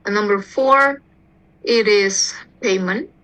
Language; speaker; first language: English; non-native, fluent; Indonesian